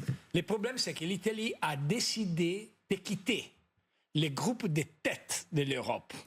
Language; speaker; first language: French; non-native, fluent; Italian